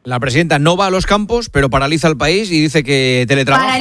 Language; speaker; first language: Spanish; native; Spanish